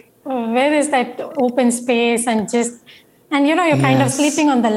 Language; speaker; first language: English; non-native, local second language; Marathi